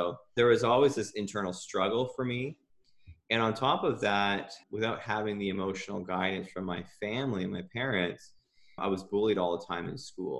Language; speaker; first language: English; native; English